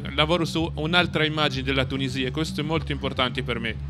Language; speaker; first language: Italian; non-native, fluent; Arabic